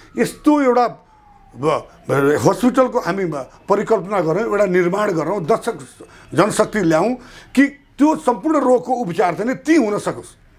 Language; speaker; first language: Nepali; non-native, local second language; Bhojpuri